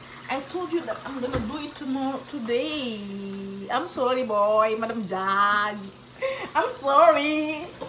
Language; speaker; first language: English; non-native, learner; Wolof